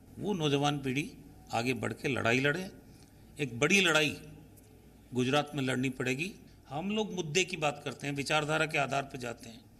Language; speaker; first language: Hindi; native; Hindi